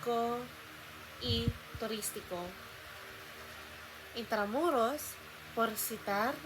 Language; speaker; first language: Spanish; non-native, learner; Filipino